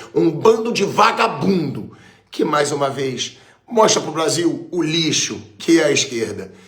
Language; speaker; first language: Portuguese; native; Portuguese